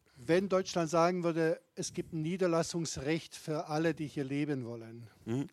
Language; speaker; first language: German; non-native, fluent; Bosnian